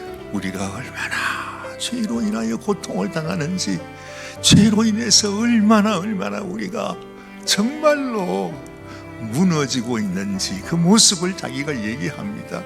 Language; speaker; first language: Korean; native; Korean